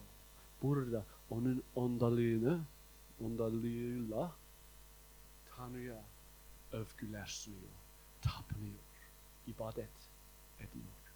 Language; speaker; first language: Turkish; non-native, fluent; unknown